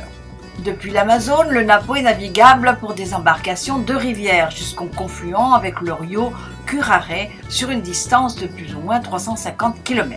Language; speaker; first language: French; native; French